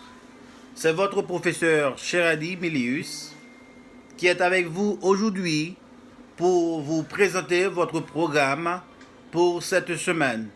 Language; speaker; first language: French; non-native, fluent; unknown